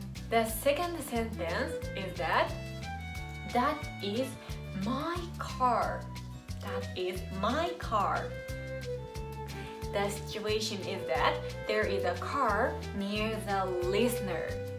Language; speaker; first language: English; non-native, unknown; Japanese